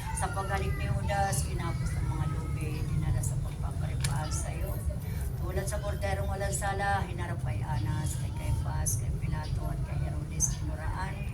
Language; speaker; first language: Filipino; native; Filipino